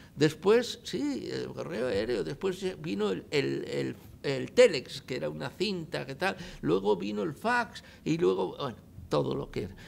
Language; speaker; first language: Spanish; native; Spanish